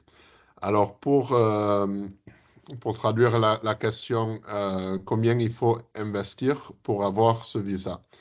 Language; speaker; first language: French; early bilingual, heritage; English